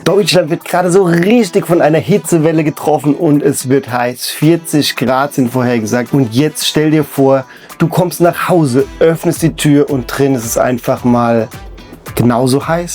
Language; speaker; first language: German; native; German